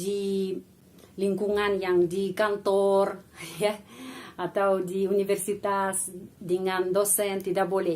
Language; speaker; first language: Indonesian; non-native, fluent; Russian